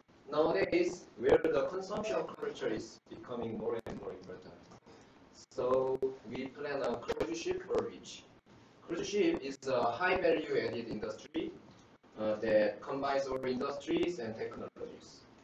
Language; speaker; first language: English; non-native, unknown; Korean